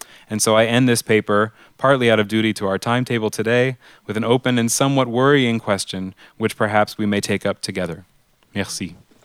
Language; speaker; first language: English; native; English